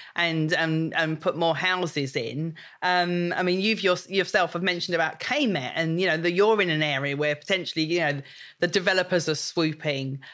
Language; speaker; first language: English; native; English